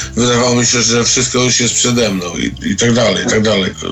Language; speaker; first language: Polish; native; Polish